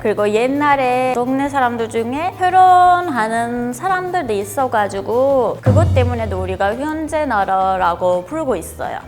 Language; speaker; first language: Korean; non-native, fluent; Turkish